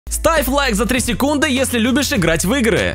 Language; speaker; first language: Russian; native; Russian